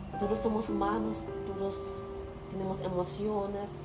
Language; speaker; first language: Spanish; non-native, learner; German